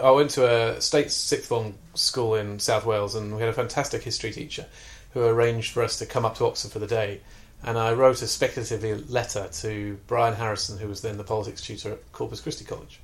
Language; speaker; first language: English; native; English